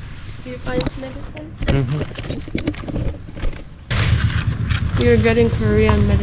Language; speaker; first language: English; non-native, fluent; Finnish